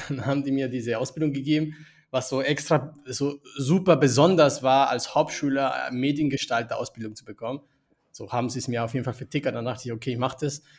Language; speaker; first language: German; early bilingual, other home language; Spanish